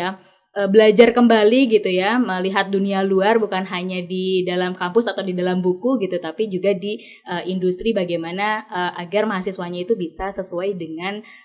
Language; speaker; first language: Indonesian; native; Indonesian